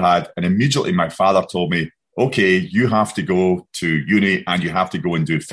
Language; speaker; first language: English; native; English